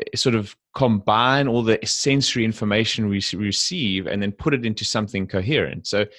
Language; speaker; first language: English; native; English